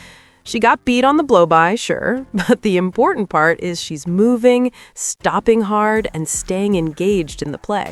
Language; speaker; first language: English; native; English